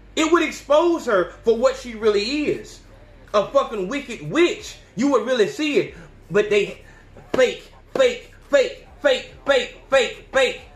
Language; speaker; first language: English; native; English